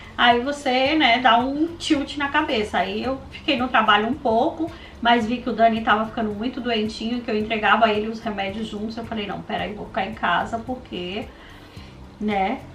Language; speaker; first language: Portuguese; native; Portuguese